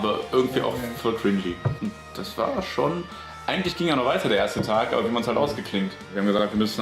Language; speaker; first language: German; native; German